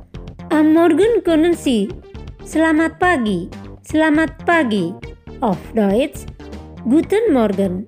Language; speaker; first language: German; non-native, fluent; Indonesian